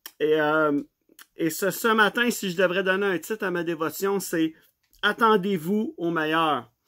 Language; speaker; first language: French; native; French